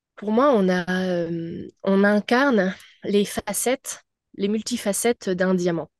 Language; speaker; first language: French; native; French